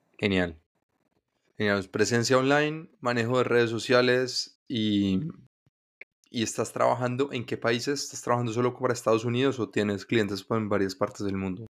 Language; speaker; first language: Spanish; native; Spanish